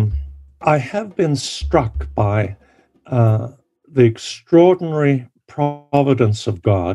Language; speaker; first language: English; native; English